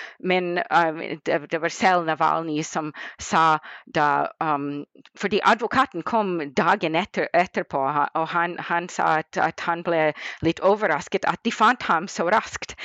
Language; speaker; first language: Norwegian; non-native, fluent; English